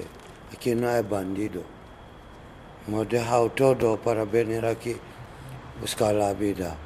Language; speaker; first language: Spanish; non-native, learner; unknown